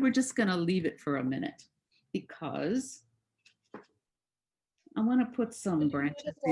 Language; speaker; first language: English; native; English